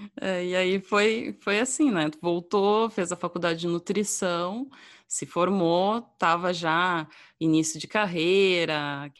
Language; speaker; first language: Portuguese; native; Portuguese